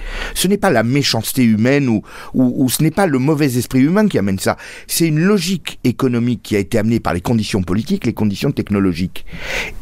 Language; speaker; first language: French; native; French